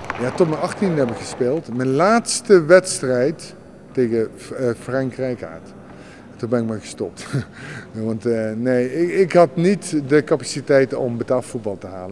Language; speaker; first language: Dutch; native; Dutch